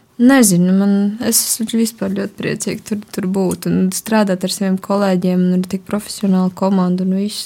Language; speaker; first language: Latvian; native; Latvian